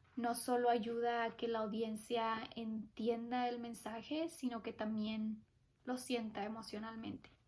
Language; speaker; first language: Spanish; early bilingual, heritage; Spanish